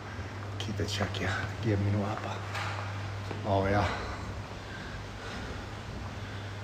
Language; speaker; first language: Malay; non-native, learner; English